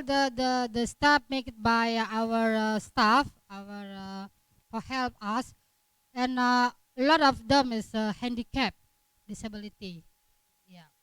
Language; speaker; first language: English; non-native, learner; Indonesian